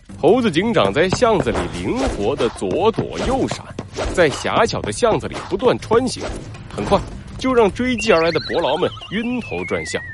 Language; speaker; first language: Chinese; native; Chinese